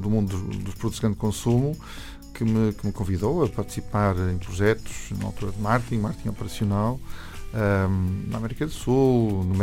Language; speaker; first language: Portuguese; non-native, fluent; English